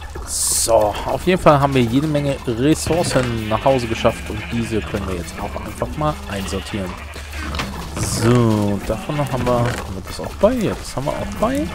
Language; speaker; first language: German; native; German